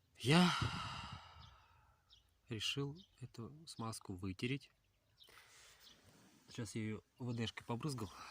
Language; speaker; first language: Russian; native; Russian